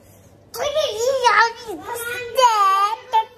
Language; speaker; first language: Chinese; native; Chinese